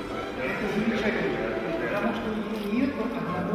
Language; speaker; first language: Russian; native; Russian